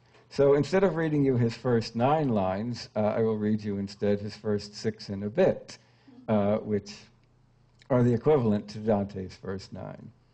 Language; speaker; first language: English; native; English